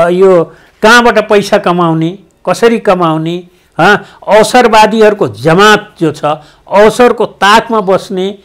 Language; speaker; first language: Nepali; native; Nepali